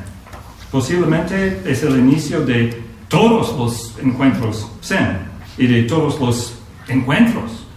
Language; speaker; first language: Spanish; non-native, fluent; English